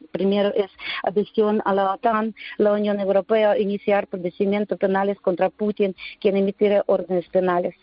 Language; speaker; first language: Spanish; non-native, learner; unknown